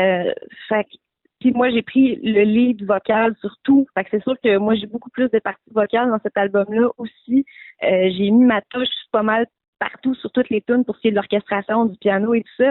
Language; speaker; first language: French; native; French